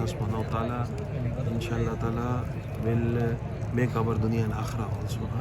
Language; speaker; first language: English; non-native, learner; Urdu